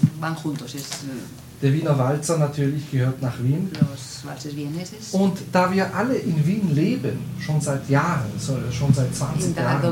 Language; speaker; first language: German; non-native, fluent; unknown